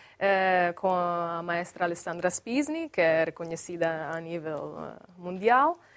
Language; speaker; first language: Portuguese; non-native, fluent; Italian